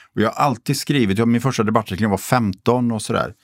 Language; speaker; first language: Swedish; native; Swedish